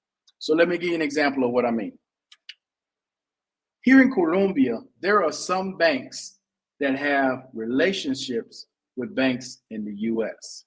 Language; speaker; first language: English; native; English